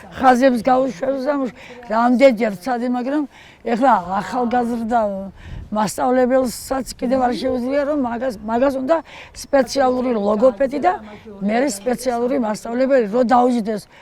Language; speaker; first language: Georgian; non-native, local second language; Mingrelian